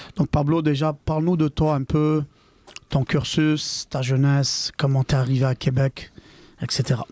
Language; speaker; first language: French; non-native, local second language; Arabic